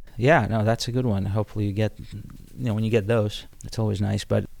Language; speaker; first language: English; non-native, fluent; Ukrainian